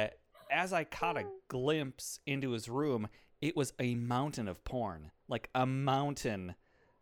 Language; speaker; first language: English; native; English